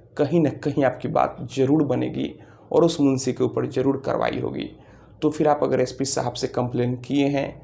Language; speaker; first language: Hindi; native; Hindi